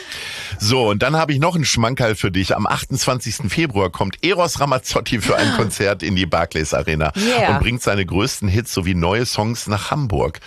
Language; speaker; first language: German; native; German